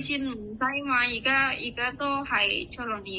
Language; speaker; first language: Cantonese; non-native, learner; Indonesian